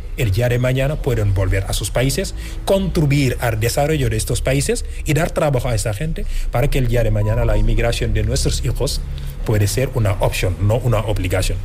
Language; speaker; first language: Spanish; non-native, fluent; Wolof